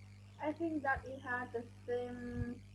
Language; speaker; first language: English; non-native, learner; Vietnamese